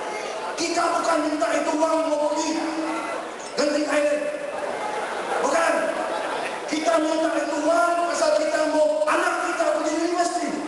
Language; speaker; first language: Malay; non-native, local second language; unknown